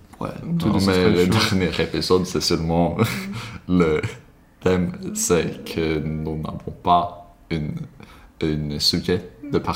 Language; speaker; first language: French; non-native, learner; Swedish